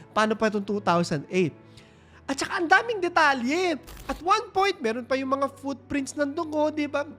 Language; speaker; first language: Filipino; native; Filipino